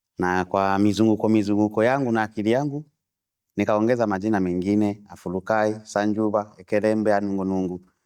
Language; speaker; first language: Swahili; non-native, local second language; Bembe